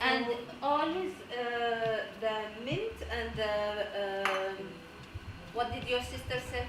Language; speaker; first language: English; non-native, learner; Arabic